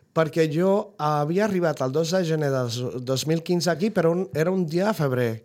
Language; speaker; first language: Catalan; non-native, fluent; Spanish